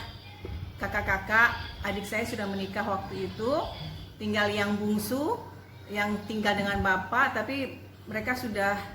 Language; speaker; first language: Indonesian; native; Indonesian